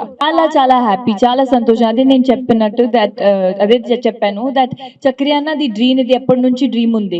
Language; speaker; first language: Telugu; non-native, learner; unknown